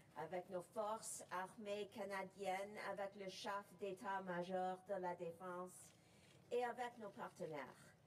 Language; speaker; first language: French; non-native, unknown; English